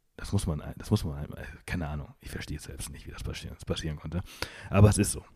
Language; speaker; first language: German; native; German